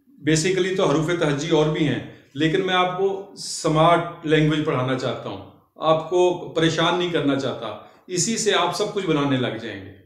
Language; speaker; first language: Urdu; native; Urdu